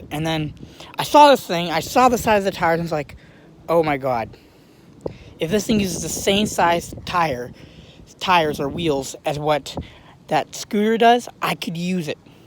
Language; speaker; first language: English; native; English